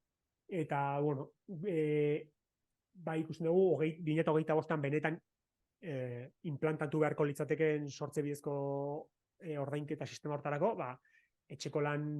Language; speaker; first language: Basque; native; Basque